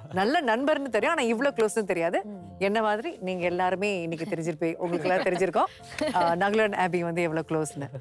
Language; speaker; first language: Tamil; native; Tamil